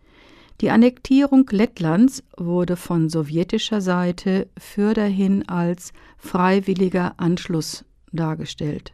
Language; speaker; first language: German; native; German